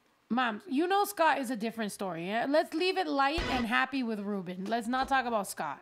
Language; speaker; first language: English; early bilingual, other home language; Spanish